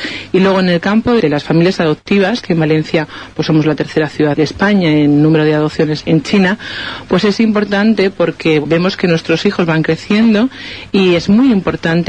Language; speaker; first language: Spanish; native; Spanish